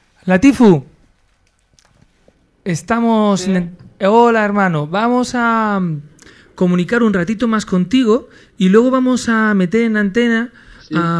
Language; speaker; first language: Spanish; native; Spanish